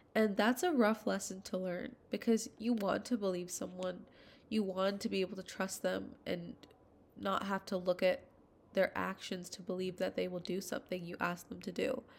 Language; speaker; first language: English; early bilingual, other home language; Hindi